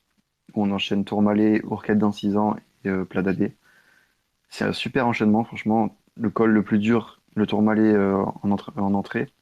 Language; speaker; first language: French; native; French